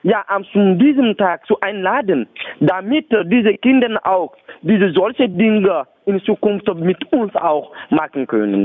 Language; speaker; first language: German; non-native, learner; Bambara